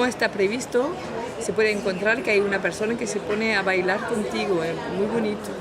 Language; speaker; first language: Spanish; non-native, learner; French